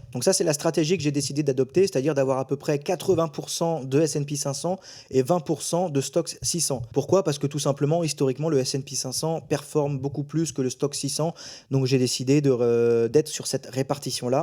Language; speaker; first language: French; native; French